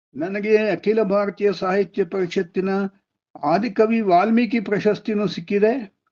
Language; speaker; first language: Kannada; non-native, local second language; Telugu